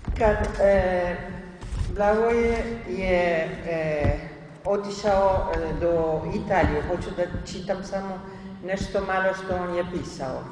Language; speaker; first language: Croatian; early bilingual, heritage; Spanish